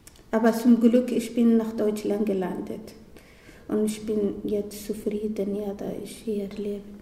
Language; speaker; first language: German; non-native, learner; Somali